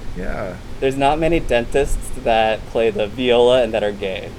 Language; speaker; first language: English; native; English